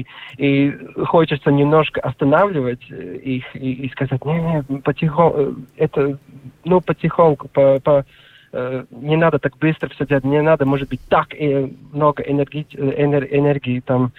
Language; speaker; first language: Russian; non-native, local second language; Latvian